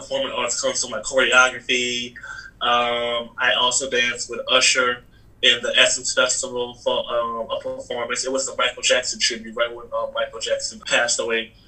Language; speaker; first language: English; native; English